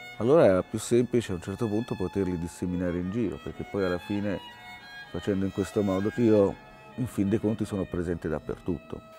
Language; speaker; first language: Italian; native; Italian